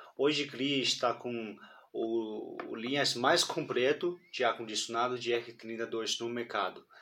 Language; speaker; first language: Portuguese; non-native, fluent; Chinese